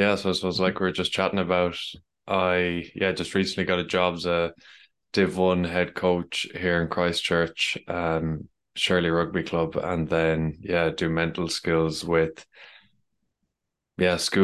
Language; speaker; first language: English; native; English